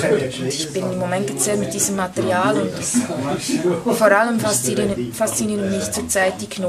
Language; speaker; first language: German; non-native, fluent; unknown